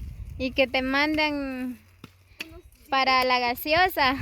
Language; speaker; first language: Spanish; native; Spanish